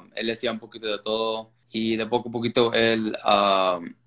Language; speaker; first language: Spanish; early bilingual, heritage; Spanish